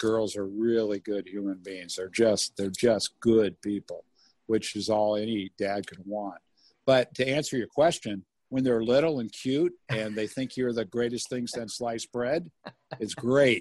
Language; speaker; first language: English; native; English